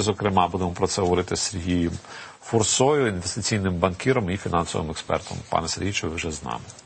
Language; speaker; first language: Ukrainian; native; Ukrainian